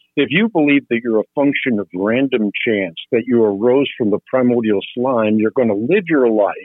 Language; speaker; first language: English; non-native, fluent; Dutch